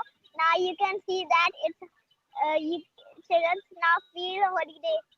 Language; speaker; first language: English; non-native, learner; Hindi